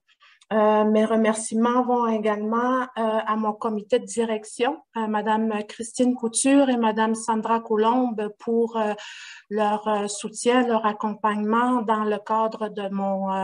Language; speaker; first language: French; non-native, local second language; Innu-aimun